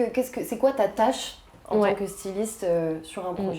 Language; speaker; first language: French; native; French